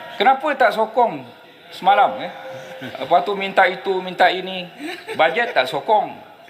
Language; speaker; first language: Malay; native; Malay